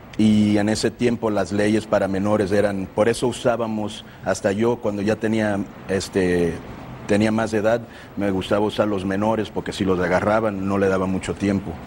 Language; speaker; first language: Spanish; early bilingual, heritage; Spanish